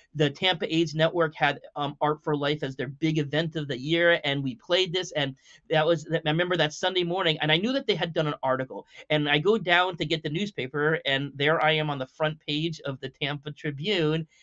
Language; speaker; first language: English; native; English